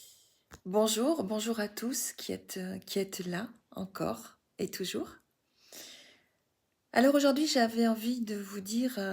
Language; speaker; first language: French; native; French